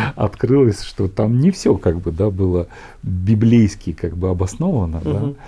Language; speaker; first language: Russian; native; Russian